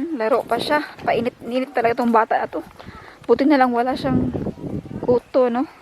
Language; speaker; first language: Filipino; non-native, local second language; Cebuano